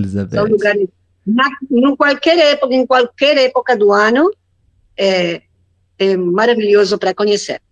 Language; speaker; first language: Portuguese; non-native, learner; Spanish